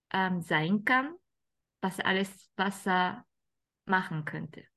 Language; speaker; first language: German; non-native, fluent; Japanese